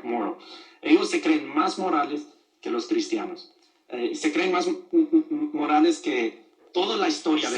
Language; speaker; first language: Spanish; early bilingual, other home language; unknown